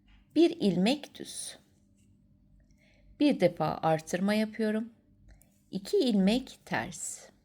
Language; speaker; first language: Turkish; native; Turkish